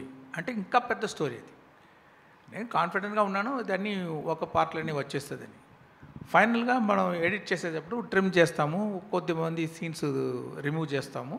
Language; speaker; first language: Telugu; non-native, local second language; Tamil